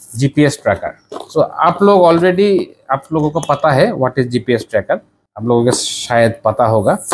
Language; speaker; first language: Hindi; non-native, learner; Bangla